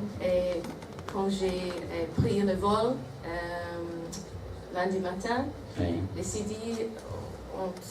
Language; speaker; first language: French; non-native, learner; English